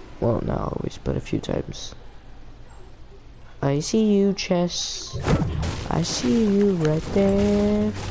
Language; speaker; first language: English; native; English